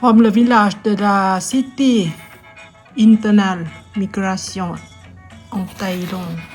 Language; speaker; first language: French; non-native, learner; Thai